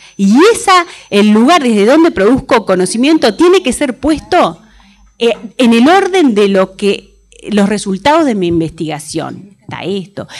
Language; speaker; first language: Spanish; native; Spanish